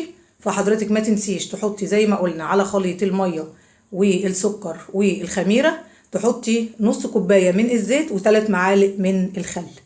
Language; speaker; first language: Arabic; native; Arabic